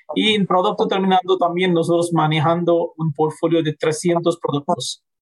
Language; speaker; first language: Spanish; non-native, learner; Hindi